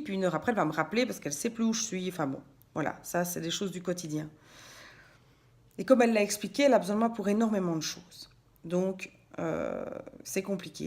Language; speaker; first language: French; native; French